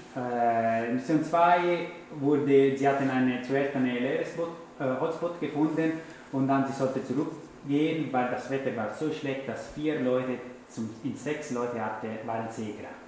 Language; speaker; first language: German; non-native, fluent; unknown